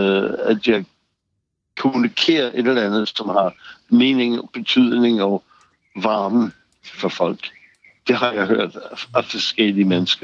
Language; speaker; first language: Danish; non-native, fluent; English